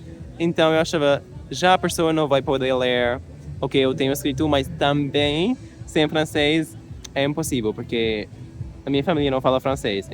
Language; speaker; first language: Portuguese; non-native, learner; English